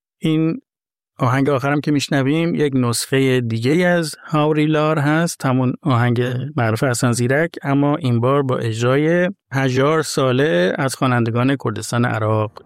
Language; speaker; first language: Persian; native; Persian